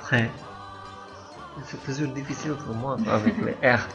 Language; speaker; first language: French; non-native, fluent; Indonesian